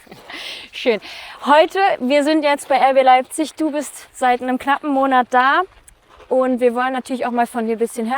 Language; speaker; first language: German; native; German